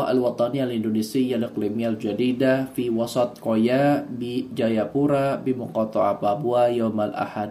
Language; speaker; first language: Arabic; non-native, fluent; Indonesian